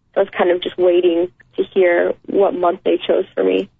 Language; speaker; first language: English; native; English